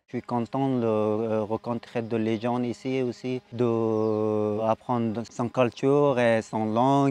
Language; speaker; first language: French; non-native, learner; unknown